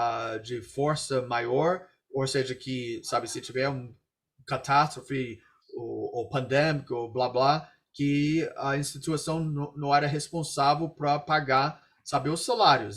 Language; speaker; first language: Portuguese; non-native, fluent; English